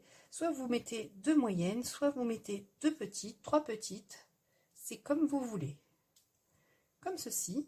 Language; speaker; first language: French; native; French